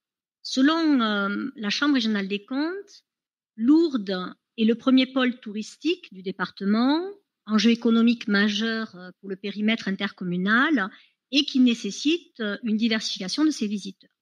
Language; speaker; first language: French; native; French